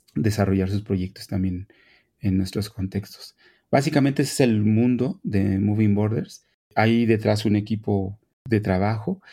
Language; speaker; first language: Spanish; native; Spanish